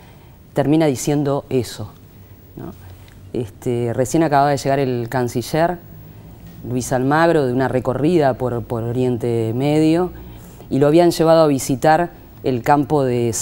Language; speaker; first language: Spanish; native; Spanish